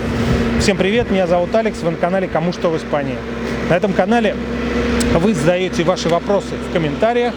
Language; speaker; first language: Russian; native; Russian